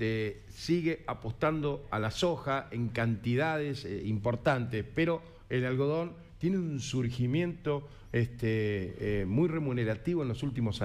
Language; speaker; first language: Spanish; native; Spanish